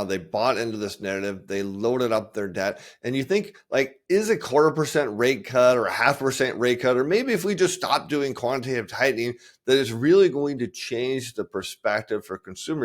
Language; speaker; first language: English; native; English